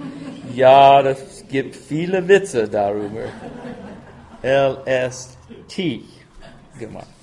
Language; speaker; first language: German; non-native, fluent; English